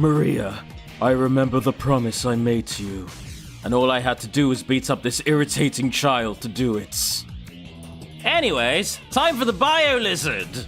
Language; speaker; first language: English; native; English